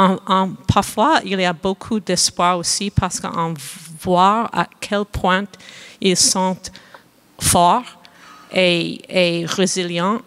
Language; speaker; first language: French; non-native, fluent; English